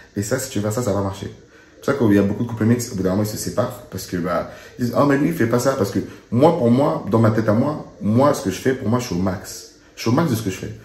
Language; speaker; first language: French; early bilingual, other home language; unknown